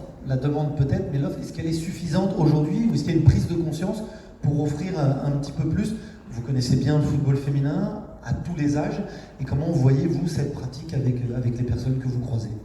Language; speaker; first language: French; native; French